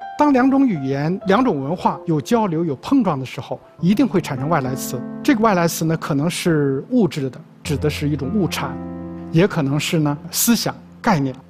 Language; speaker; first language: Chinese; native; Chinese